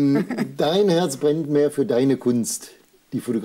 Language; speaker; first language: German; native; German